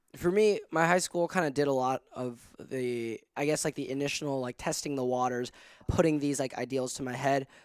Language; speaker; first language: English; non-native, local second language; Cantonese